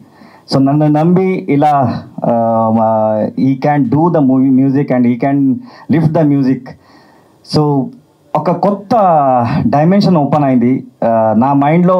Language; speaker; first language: Telugu; non-native, learner; Kannada